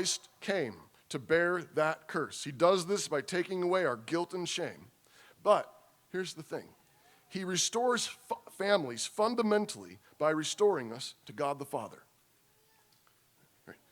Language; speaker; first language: English; native; English